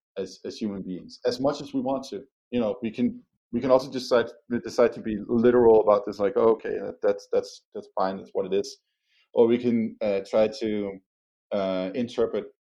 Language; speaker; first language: English; non-native, fluent; Danish